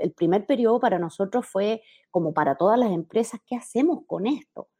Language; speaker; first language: Spanish; native; Spanish